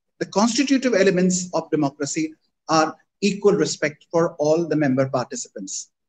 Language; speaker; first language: English; non-native, local second language; Hindi